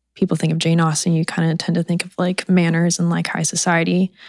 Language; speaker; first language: English; native; English